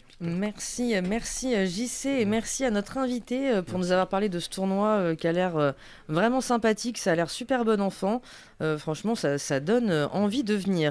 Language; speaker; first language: French; native; French